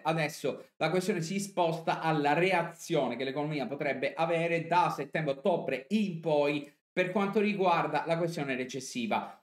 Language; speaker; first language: Italian; native; Italian